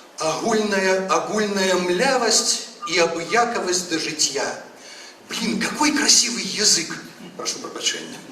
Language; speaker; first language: Belarusian; native; Belarusian